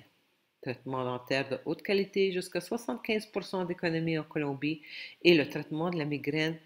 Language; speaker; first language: French; non-native, local second language; Ukrainian